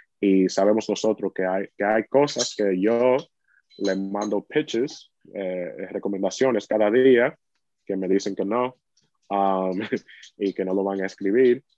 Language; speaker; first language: Spanish; early bilingual, heritage; Spanish